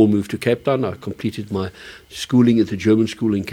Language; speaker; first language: English; early bilingual, other home language; German